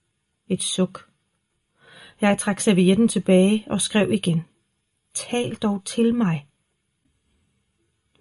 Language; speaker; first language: Danish; native; Danish